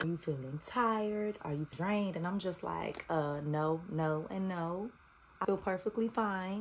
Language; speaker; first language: English; native; English